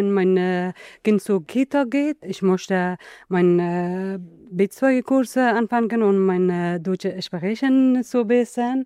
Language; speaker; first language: German; non-native, learner; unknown